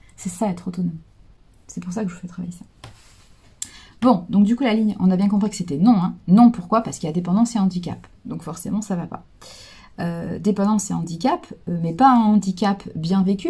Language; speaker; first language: French; native; French